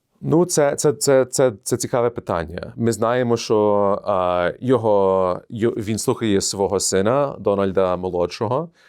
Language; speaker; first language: Ukrainian; early bilingual, heritage; Ukrainian